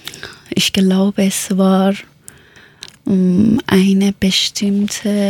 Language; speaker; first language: German; non-native, learner; Persian